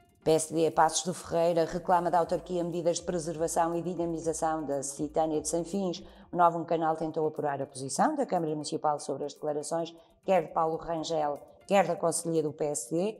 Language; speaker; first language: Portuguese; native; Portuguese